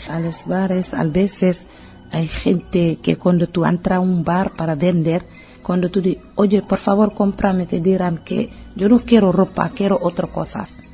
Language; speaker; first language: Spanish; non-native, learner; Wolof